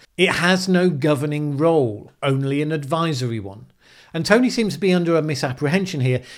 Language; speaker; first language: English; native; English